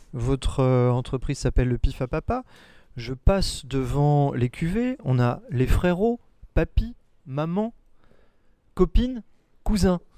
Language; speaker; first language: French; native; French